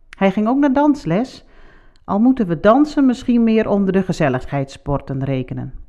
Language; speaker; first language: Dutch; non-native, local second language; Western Frisian